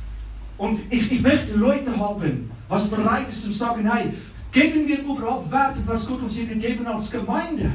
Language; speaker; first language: German; non-native, fluent; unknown